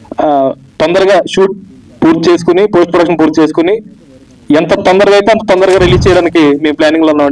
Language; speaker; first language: Telugu; native; Telugu